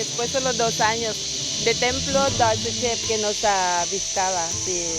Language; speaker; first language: Spanish; non-native, learner; Thai